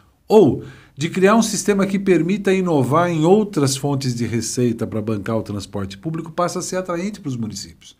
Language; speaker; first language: Portuguese; native; Portuguese